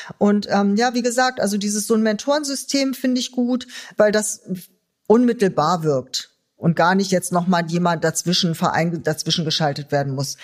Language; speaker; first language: German; native; German